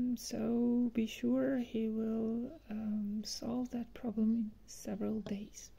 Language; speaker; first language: English; non-native, fluent; Georgian